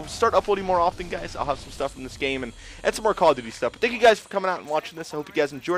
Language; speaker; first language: English; native; English